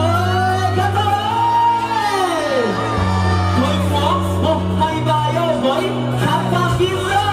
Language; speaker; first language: Vietnamese; non-native, learner; Japanese